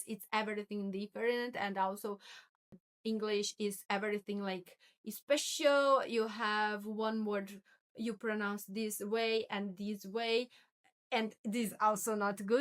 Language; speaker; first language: English; non-native, learner; Portuguese